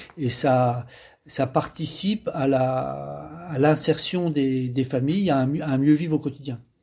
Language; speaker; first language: French; native; French